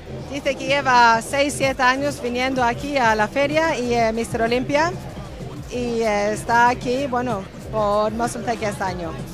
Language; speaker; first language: Spanish; native; Spanish